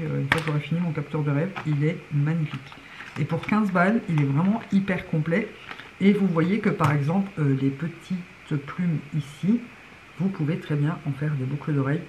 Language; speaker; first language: French; native; French